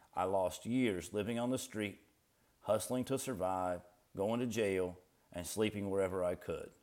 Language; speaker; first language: English; native; English